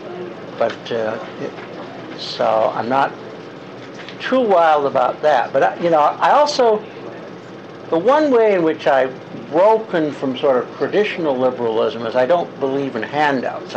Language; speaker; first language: English; native; English